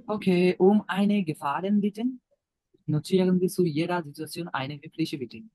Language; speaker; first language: German; non-native, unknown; Bangla